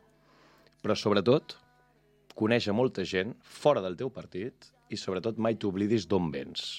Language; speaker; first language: Catalan; native; Catalan